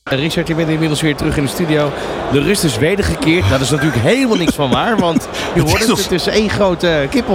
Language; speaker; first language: Dutch; native; Dutch